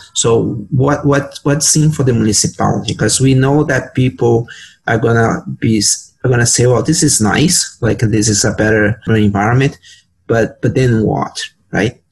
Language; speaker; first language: English; non-native, fluent; Portuguese